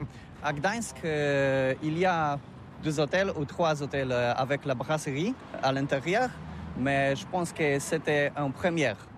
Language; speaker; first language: French; non-native, learner; Polish